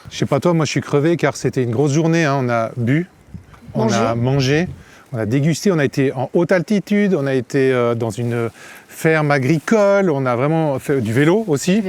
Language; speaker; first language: French; native; French